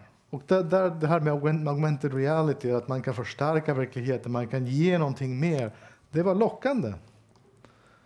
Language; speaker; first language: Swedish; non-native, fluent; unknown